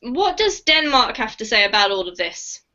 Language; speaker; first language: English; native; English